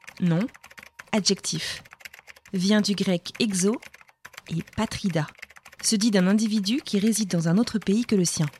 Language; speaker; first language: French; native; French